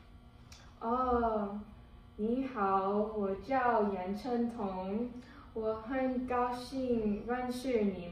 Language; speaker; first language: Chinese; non-native, learner; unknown